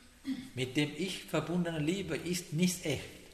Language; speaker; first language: German; non-native, fluent; Sinhala